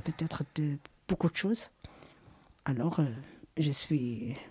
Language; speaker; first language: French; non-native, learner; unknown